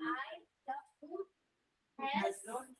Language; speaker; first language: English; non-native, learner; Bangla